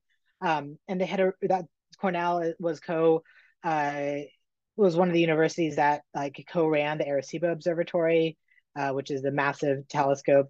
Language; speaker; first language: English; native; English